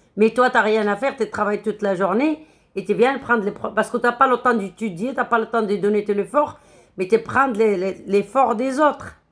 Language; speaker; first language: French; non-native, local second language; Arabic